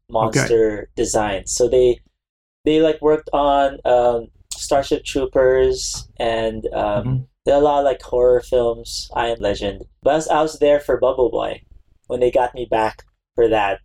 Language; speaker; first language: English; non-native, local second language; Filipino